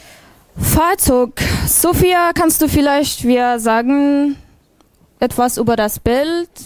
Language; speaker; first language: German; non-native, learner; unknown